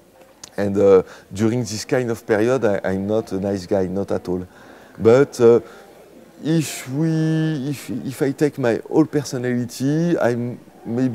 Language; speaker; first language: English; non-native, fluent; French